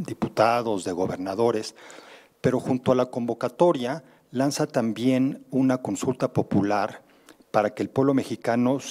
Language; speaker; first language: Spanish; native; Spanish